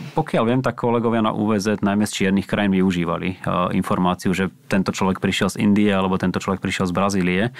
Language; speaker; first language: Slovak; native; Slovak